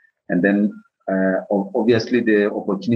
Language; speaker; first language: English; non-native, local second language; Southern Sotho